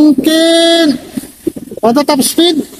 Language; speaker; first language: Arabic; non-native, learner; Filipino